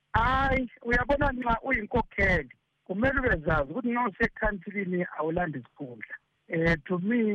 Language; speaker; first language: Zulu; native; Zulu